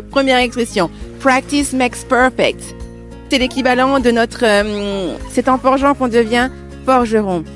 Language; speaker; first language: French; native; French